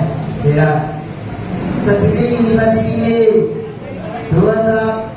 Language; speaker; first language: Hindi; non-native, learner; Burmese